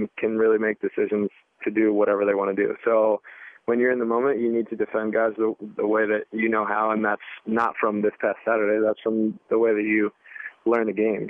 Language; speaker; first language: English; native; English